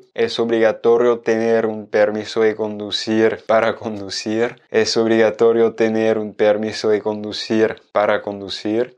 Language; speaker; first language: Spanish; non-native, fluent; French